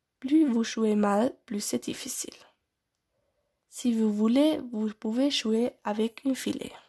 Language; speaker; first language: French; non-native, learner; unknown